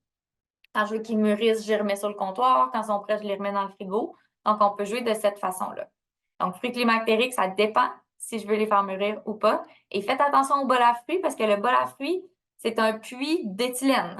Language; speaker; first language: French; native; French